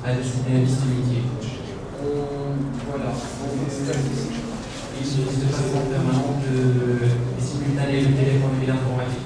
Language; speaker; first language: French; non-native, local second language; Arabic